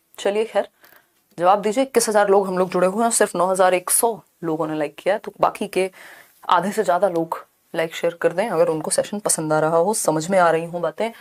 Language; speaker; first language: Hindi; native; Hindi